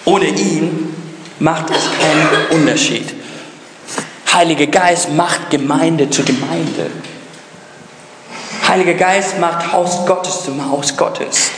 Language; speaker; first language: German; non-native, fluent; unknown